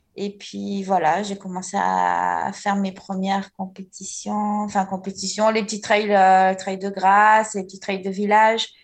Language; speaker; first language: French; native; French